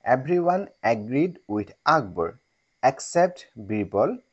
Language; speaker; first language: English; non-native, local second language; Assamese